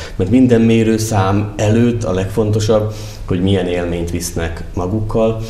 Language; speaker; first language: Hungarian; native; Hungarian